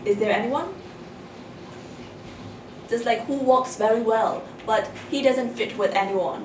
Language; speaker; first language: English; non-native, fluent; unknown